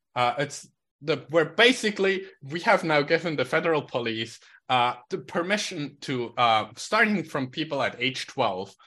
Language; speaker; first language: English; non-native, fluent; Swiss German